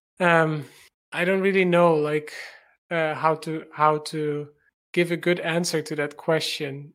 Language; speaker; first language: English; non-native, fluent; Dutch